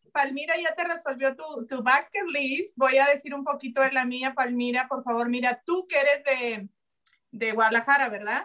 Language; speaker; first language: Spanish; native; Spanish